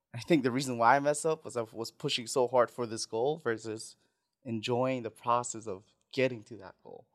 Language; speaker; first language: English; non-native, fluent; Filipino